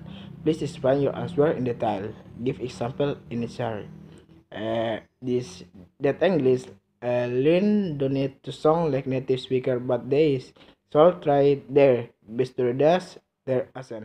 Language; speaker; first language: English; non-native, learner; Indonesian